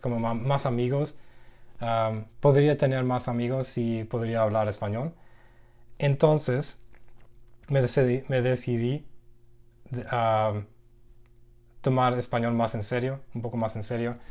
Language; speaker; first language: Spanish; non-native, learner; English